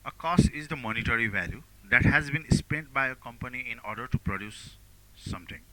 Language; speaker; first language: English; non-native, local second language; Nepali